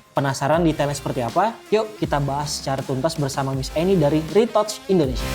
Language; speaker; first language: Indonesian; native; Indonesian